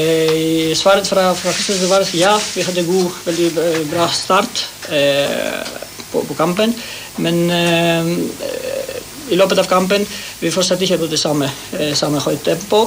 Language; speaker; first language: Norwegian; non-native, learner; Greek